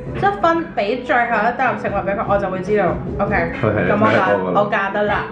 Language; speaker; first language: Chinese; native; Chinese